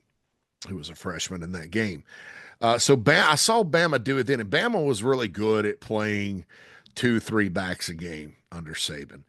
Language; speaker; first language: English; native; English